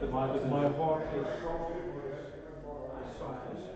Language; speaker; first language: English; non-native, learner; Norwegian